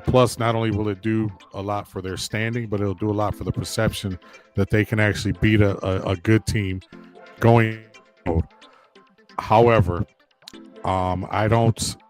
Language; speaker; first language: English; native; English